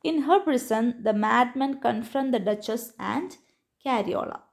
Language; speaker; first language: English; non-native, local second language; Malayalam